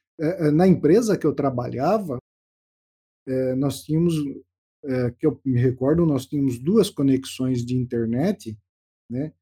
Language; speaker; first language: Portuguese; native; Portuguese